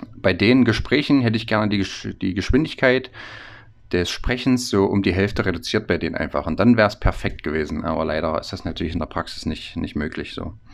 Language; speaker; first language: German; native; German